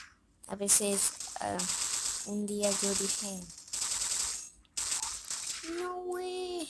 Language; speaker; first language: Spanish; native; Spanish